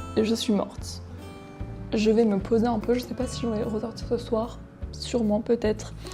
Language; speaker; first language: French; native; French